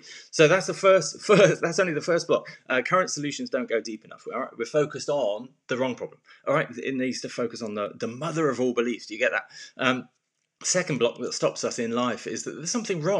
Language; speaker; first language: English; native; English